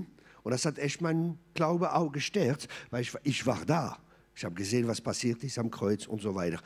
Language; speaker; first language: German; non-native, fluent; French